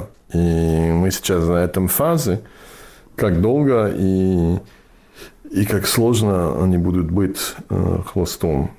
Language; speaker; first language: Russian; non-native, fluent; English